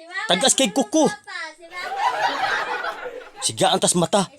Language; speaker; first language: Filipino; non-native, local second language; Cebuano